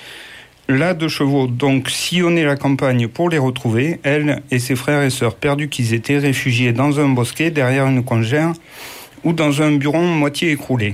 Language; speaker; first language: French; native; French